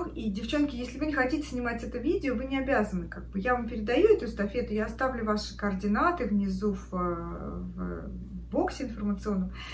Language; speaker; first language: Russian; native; Russian